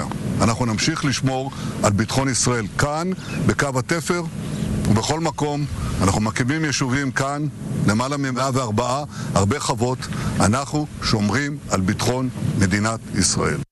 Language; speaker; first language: Hebrew; native; Hebrew